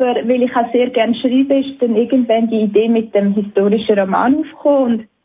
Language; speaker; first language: German; native; German